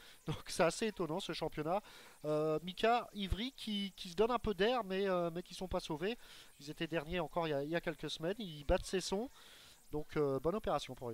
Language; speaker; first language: French; native; French